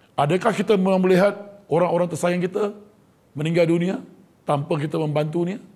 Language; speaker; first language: Malay; non-native, local second language; Chinese